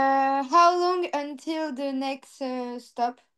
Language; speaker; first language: English; non-native, learner; French